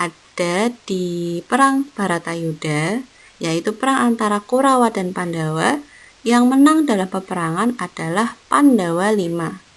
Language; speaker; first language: Indonesian; non-native, local second language; Javanese